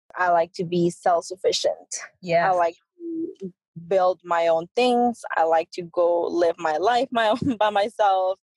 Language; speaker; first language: English; early bilingual, other home language; Spanish